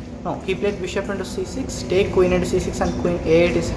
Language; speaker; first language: English; non-native, local second language; Tamil